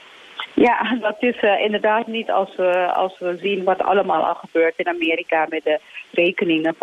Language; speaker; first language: Dutch; non-native, local second language; Papiamento